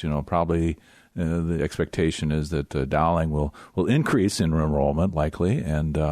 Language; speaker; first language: English; native; English